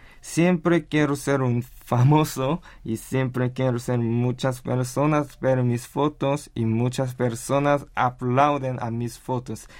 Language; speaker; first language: Spanish; non-native, learner; Korean